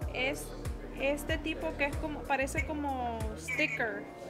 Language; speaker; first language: Spanish; early bilingual, heritage; Spanish